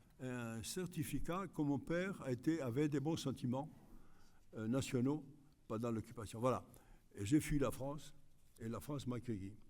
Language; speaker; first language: French; non-native, fluent; Greek